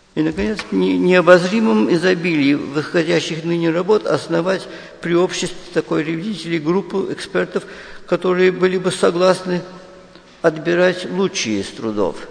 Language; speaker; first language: Russian; early bilingual, heritage; Russian